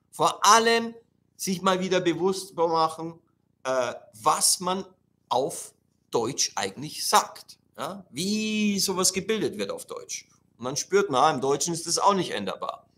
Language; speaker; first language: German; non-native, fluent; Italian